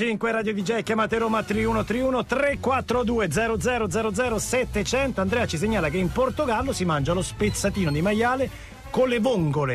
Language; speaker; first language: Italian; native; Italian